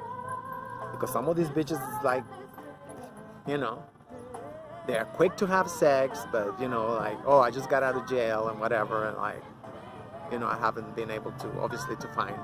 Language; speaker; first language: English; non-native, fluent; Spanish